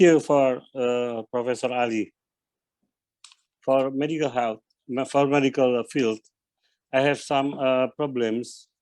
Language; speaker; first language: English; non-native, learner; Indonesian